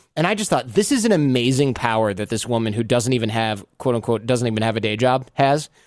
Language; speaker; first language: English; native; English